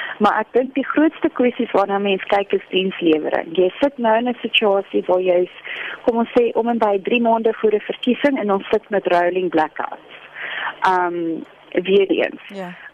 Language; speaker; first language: Afrikaans; non-native, local second language; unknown